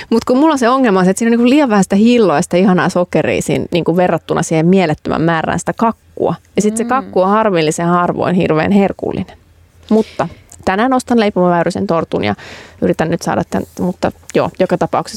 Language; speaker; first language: Finnish; native; Finnish